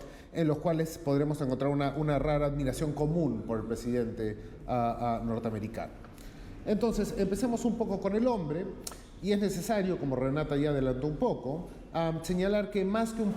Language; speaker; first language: Spanish; native; Spanish